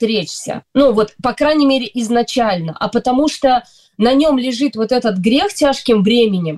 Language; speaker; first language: Russian; native; Russian